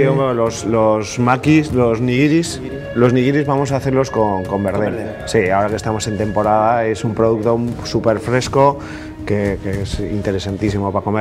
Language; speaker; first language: Spanish; native; Spanish